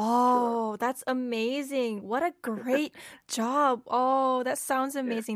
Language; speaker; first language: English; non-native, fluent; Korean